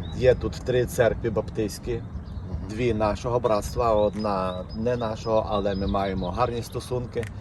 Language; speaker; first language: Ukrainian; non-native, local second language; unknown